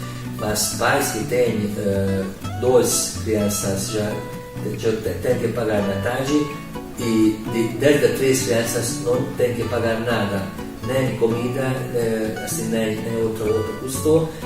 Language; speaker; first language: Portuguese; non-native, learner; Hungarian